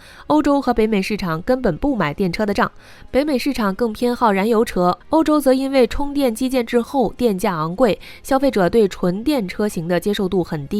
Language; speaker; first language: Chinese; native; Chinese